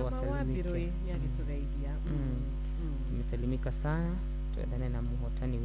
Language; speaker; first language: Swahili; non-native, local second language; Kikuyu